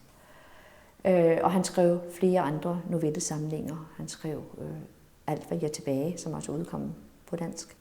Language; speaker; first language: Danish; native; Danish